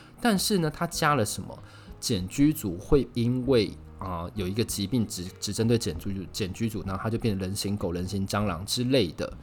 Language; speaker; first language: Chinese; native; Chinese